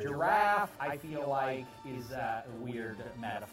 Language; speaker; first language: English; native; English